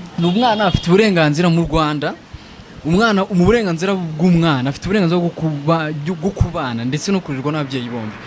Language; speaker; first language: Kinyarwanda; native; Kinyarwanda